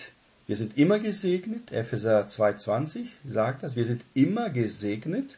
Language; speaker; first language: German; non-native, fluent; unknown